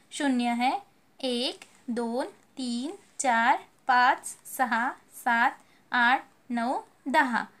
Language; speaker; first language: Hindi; native; Hindi